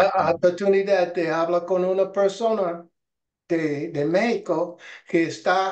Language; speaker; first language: Spanish; non-native, learner; English